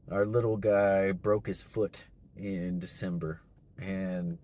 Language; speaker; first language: English; native; English